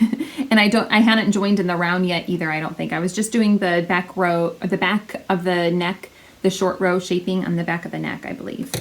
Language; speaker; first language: English; native; English